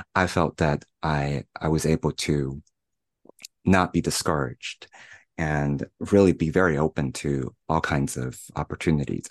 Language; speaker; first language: English; non-native, fluent; Chinese